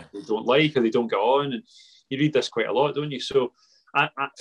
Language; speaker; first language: English; native; English